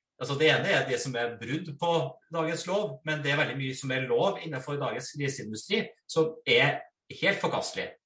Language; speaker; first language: Norwegian; native; Norwegian